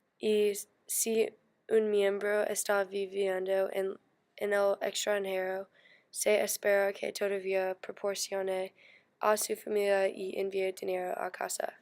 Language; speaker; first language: Spanish; non-native, learner; English